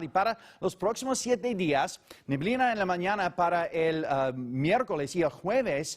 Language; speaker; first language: Spanish; non-native, learner; English